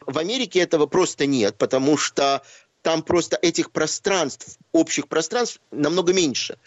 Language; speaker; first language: Russian; native; Russian